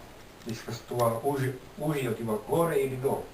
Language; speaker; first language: Bulgarian; non-native, learner; Finnish